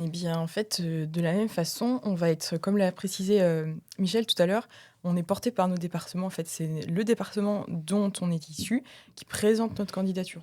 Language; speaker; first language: French; native; French